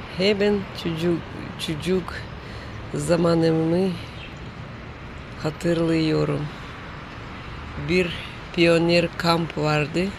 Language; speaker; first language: Turkish; non-native, learner; Russian